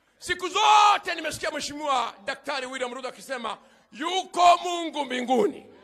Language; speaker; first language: Swahili; native; Swahili